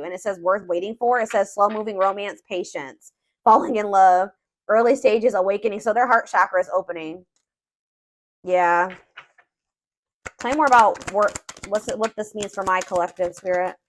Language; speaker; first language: English; native; English